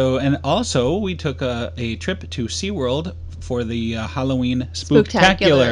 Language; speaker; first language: English; native; English